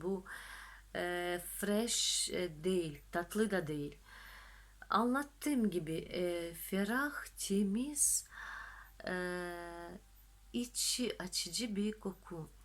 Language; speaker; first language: Turkish; non-native, fluent; Russian